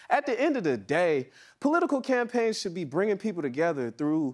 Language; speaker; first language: English; native; English